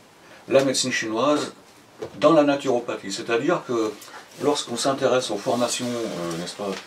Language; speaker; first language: French; native; French